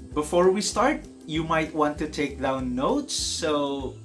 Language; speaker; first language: English; non-native, local second language; Iloko